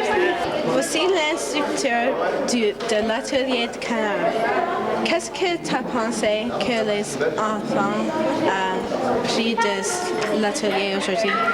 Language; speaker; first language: French; non-native, local second language; English